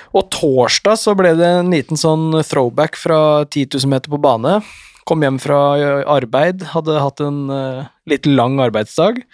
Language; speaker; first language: Norwegian; native; Norwegian